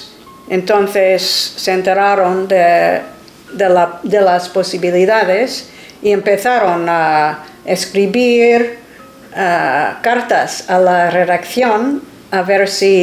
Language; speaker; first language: Spanish; non-native, fluent; English